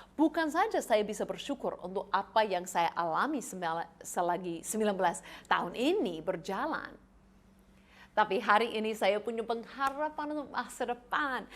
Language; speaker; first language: Indonesian; non-native, fluent; English